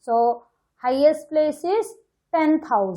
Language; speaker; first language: English; non-native, local second language; Hindi